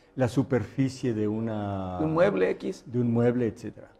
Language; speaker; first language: Spanish; native; Spanish